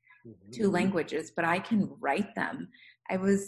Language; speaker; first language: English; non-native, fluent; Spanish